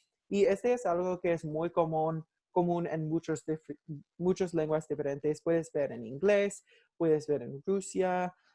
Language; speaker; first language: Spanish; non-native, learner; English